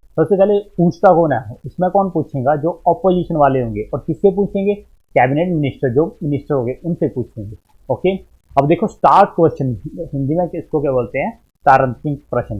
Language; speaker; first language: Hindi; native; Hindi